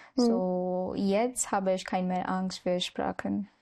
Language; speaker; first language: German; non-native, learner; Marathi